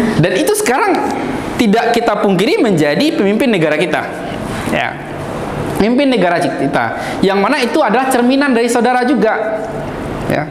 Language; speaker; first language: Indonesian; native; Indonesian